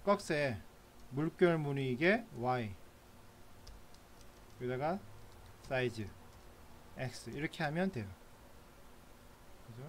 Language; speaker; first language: Korean; native; Korean